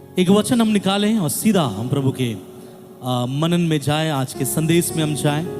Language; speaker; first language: Hindi; non-native, local second language; Bangla